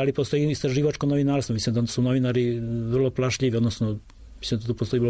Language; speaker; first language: Serbian; native; Serbian